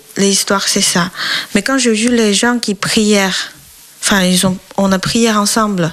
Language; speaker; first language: French; non-native, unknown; Chinese